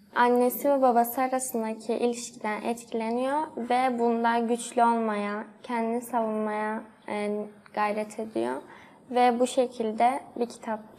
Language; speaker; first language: Turkish; native; Turkish